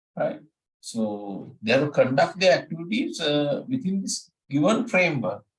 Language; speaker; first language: English; non-native, local second language; Sinhala